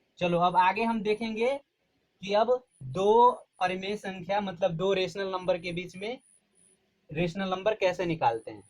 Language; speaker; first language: Hindi; native; Hindi